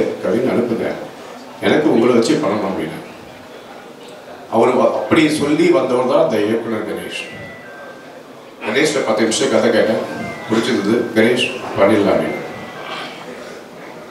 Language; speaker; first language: Tamil; native; Tamil